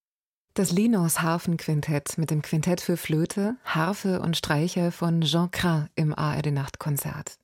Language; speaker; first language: German; native; German